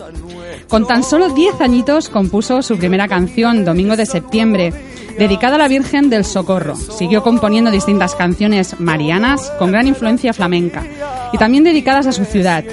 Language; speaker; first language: Spanish; native; Spanish